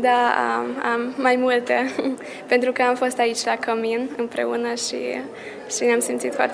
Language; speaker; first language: Romanian; early bilingual, heritage; Romanian